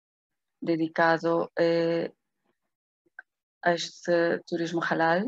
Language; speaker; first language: Spanish; non-native, fluent; Portuguese